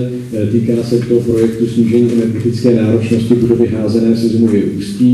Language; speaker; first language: Czech; native; Czech